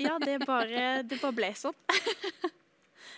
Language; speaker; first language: Norwegian; native; Norwegian